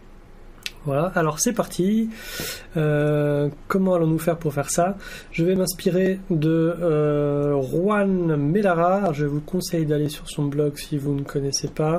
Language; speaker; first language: French; native; French